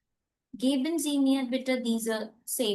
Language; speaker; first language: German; non-native, learner; Hindi